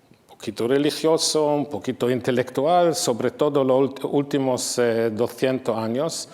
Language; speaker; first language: Spanish; non-native, fluent; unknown